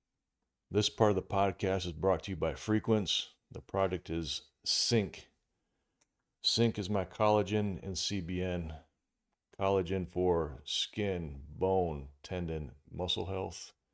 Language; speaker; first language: English; native; English